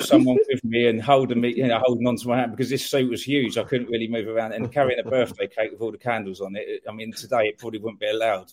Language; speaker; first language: English; native; English